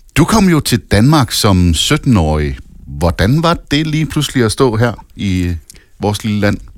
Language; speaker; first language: Danish; native; Danish